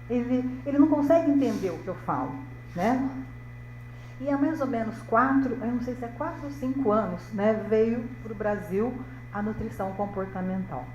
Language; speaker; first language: Portuguese; native; Portuguese